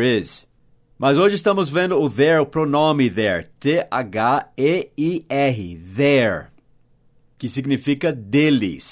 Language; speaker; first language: Portuguese; non-native, fluent; English